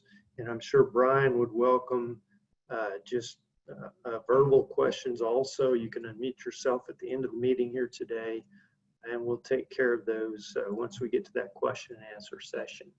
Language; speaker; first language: English; native; English